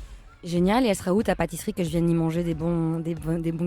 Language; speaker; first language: French; native; French